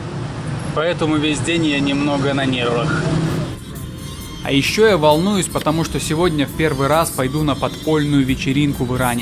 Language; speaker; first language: Russian; native; Russian